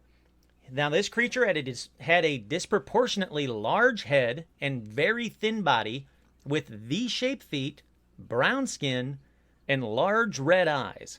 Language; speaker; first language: English; native; English